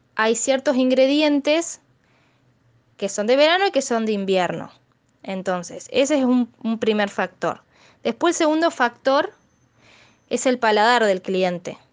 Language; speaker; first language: Spanish; native; Spanish